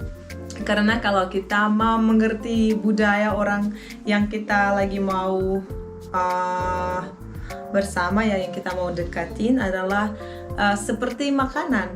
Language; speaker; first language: Indonesian; non-native, fluent; Russian